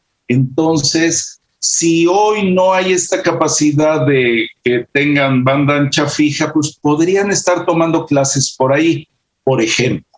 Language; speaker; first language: Spanish; native; Spanish